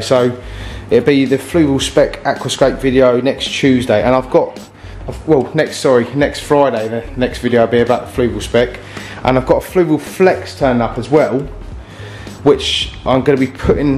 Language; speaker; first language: English; native; English